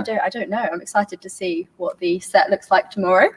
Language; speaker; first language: English; native; English